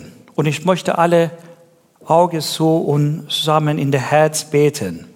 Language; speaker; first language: German; non-native, learner; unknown